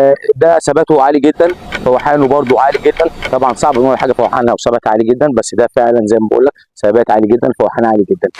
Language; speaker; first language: Arabic; native; Arabic